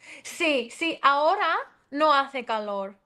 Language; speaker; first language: Spanish; non-native, fluent; Greek